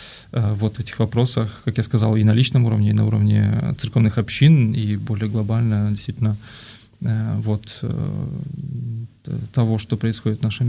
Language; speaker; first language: Russian; native; Russian